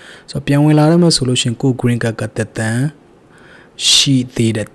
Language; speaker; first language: English; non-native, learner; Burmese